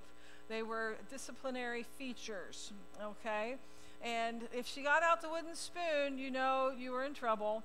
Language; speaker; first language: English; native; English